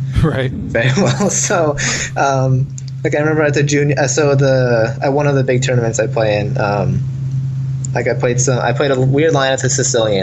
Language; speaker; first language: English; native; English